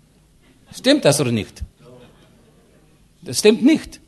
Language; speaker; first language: German; non-native, learner; English